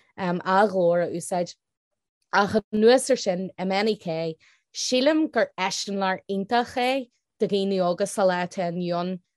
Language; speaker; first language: Irish; non-native, local second language; English